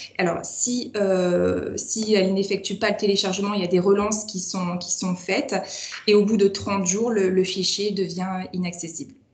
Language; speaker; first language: French; native; French